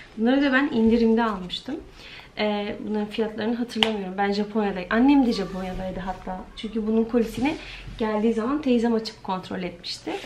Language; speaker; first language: Turkish; native; Turkish